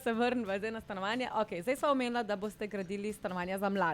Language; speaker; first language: Slovenian; native; Slovenian